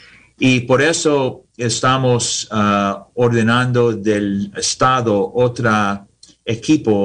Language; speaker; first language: Spanish; non-native, learner; English